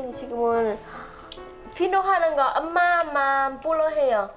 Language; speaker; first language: Korean; non-native, learner; Vietnamese